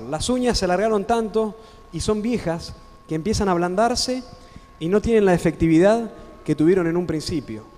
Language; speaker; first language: Spanish; native; Spanish